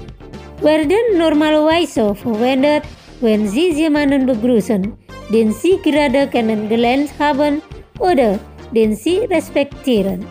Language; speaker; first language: German; non-native, fluent; Indonesian